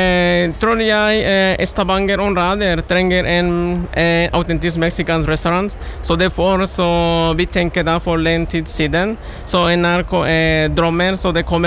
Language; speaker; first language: Norwegian; non-native, learner; Spanish